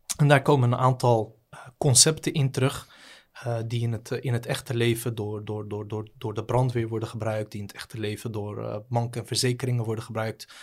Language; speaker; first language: Dutch; native; Dutch